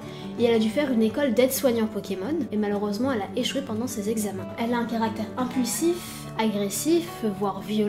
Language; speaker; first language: French; native; French